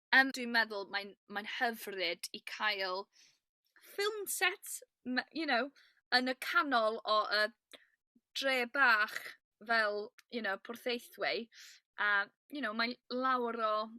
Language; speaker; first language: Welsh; non-native, learner; English